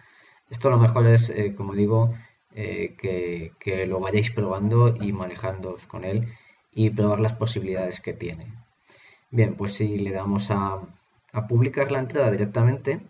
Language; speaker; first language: Spanish; native; Spanish